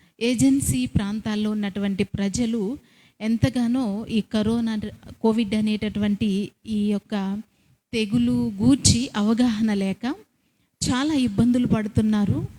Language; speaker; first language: Telugu; non-native, local second language; Koya